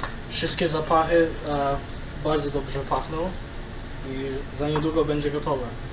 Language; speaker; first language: Polish; early bilingual, heritage; Polish